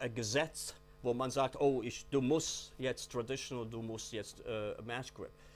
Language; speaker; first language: German; non-native, learner; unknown